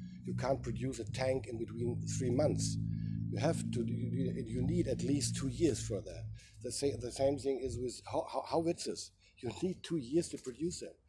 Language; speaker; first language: English; non-native, fluent; German